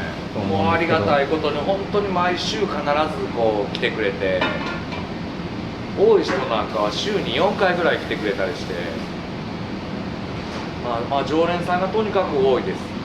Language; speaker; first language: Japanese; native; Japanese